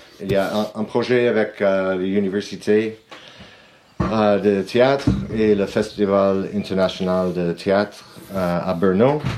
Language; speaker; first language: French; non-native, fluent; English